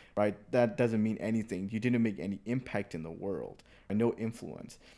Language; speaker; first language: English; early bilingual, other home language; Burmese